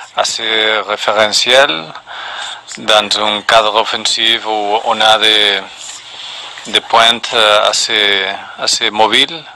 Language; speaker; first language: French; non-native, fluent; Spanish